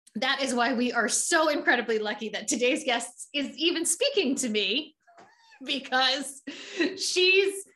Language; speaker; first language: English; native; English